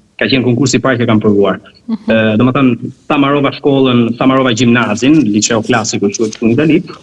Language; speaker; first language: Albanian; early bilingual, heritage; Albanian